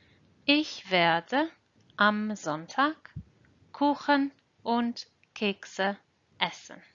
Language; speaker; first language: German; non-native, fluent; English